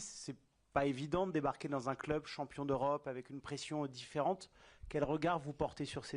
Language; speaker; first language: French; native; French